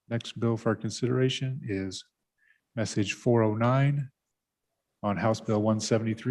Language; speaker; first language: English; native; English